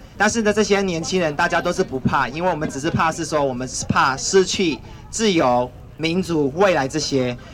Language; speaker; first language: Chinese; non-native, fluent; Burmese